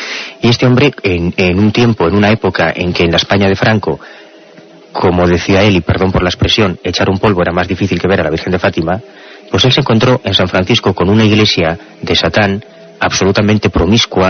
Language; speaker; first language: Spanish; native; Spanish